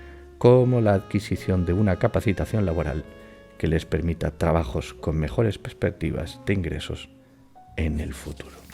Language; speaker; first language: Spanish; native; Spanish